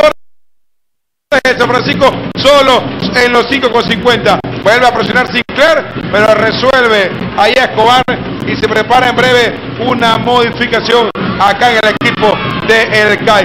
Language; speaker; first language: Spanish; native; Spanish